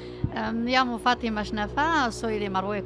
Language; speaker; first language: Spanish; non-native, learner; Arabic